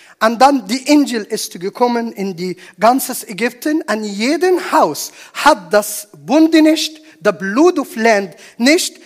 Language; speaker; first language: German; non-native, learner; Arabic